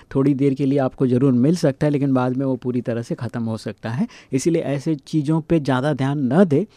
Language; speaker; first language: Hindi; native; Hindi